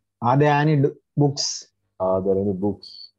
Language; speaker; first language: English; non-native, learner; Sinhala